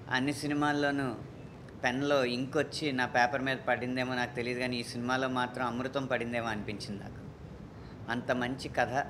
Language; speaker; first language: Telugu; native; Telugu